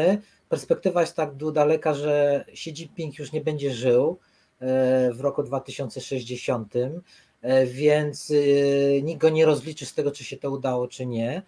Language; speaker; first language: Polish; native; Polish